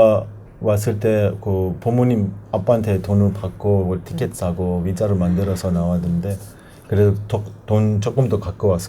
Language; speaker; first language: Korean; non-native, learner; Persian